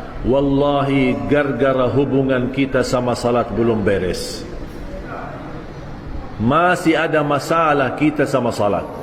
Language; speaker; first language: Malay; non-native, fluent; Arabic